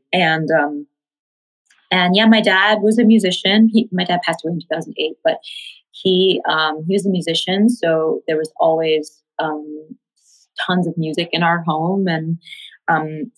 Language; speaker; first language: English; native; English